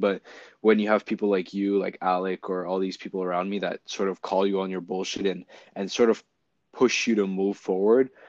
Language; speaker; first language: English; non-native, fluent; French